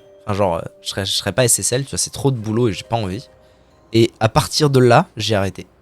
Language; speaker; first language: French; native; French